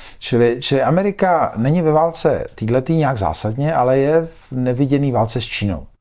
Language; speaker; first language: Czech; native; Czech